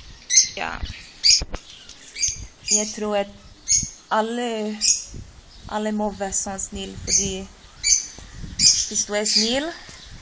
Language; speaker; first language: Norwegian; non-native, learner; Portuguese